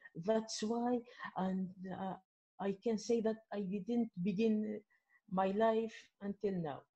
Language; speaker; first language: English; non-native, fluent; Arabic